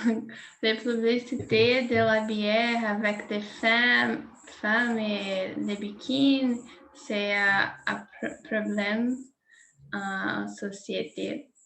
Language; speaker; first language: French; non-native, learner; Portuguese